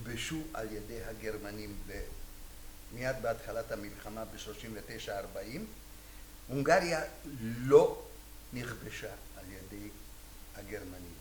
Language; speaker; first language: Hebrew; non-native, fluent; Hungarian